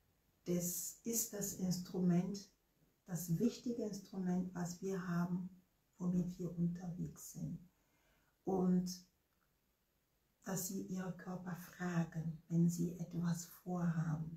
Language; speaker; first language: German; non-native, fluent; Ewe